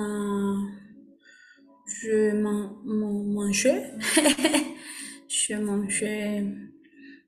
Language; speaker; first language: French; non-native, learner; Spanish